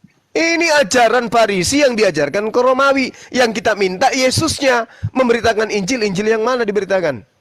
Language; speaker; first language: Indonesian; native; Indonesian